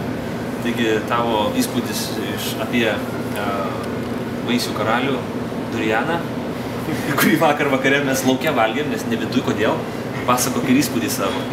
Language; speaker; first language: Lithuanian; native; Lithuanian